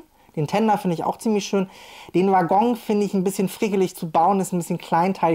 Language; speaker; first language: German; native; German